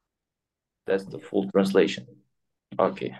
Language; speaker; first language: English; non-native, fluent; Kyrgyz